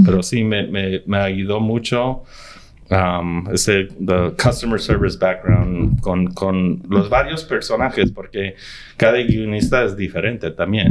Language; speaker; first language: Spanish; early bilingual, heritage; English